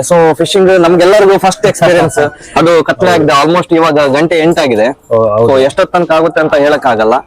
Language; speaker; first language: Kannada; non-native, local second language; Tulu